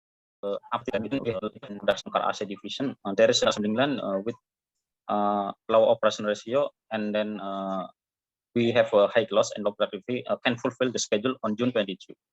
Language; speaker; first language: English; non-native, learner; Indonesian